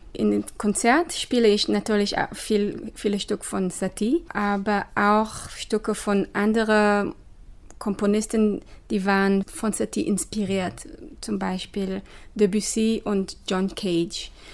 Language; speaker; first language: German; non-native, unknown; Hebrew